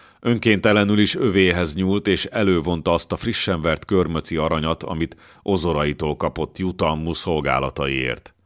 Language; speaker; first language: Hungarian; native; Hungarian